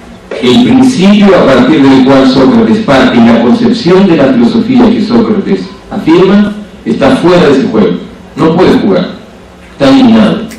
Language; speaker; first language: Spanish; native; Spanish